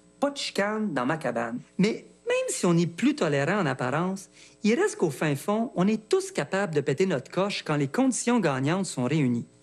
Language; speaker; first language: French; native; French